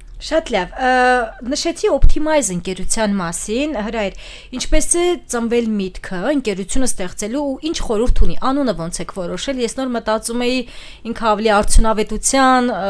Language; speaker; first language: Armenian; native; Armenian